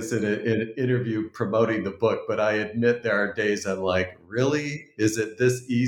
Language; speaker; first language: English; native; English